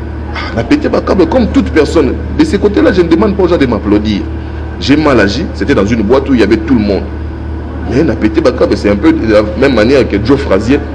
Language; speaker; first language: French; non-native, local second language; Lingala